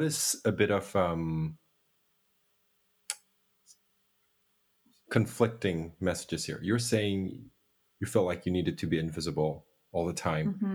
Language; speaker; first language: English; non-native, fluent; Indonesian